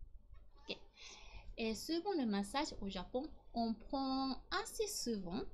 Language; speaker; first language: French; non-native, learner; Japanese